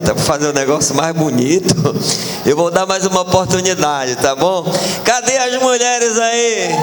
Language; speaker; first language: Portuguese; native; Portuguese